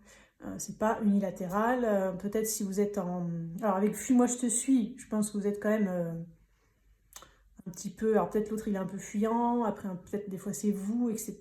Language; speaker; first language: French; native; French